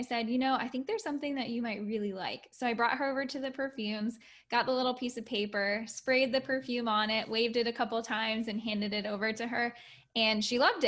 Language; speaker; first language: English; native; English